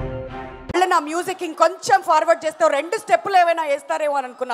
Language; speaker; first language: Telugu; native; Telugu